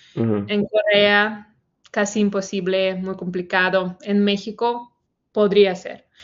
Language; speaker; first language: Spanish; non-native, fluent; Ukrainian